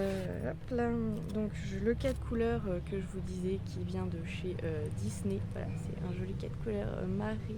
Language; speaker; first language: French; native; French